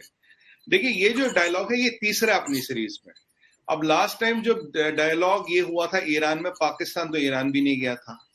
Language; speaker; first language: Hindi; native; Hindi